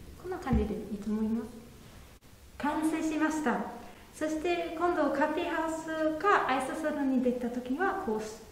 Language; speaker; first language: Japanese; non-native, fluent; German